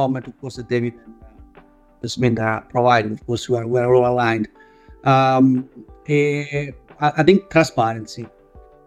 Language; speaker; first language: English; non-native, fluent; Italian